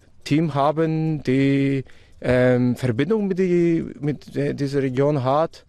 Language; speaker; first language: German; non-native, fluent; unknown